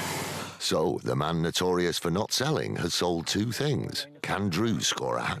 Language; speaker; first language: English; native; English